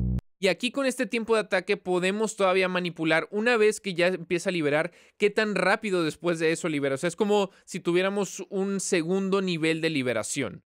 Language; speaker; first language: Spanish; native; Spanish